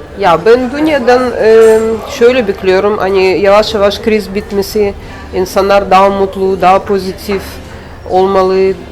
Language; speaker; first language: Turkish; non-native, learner; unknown